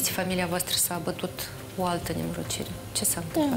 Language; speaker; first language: Romanian; native; Romanian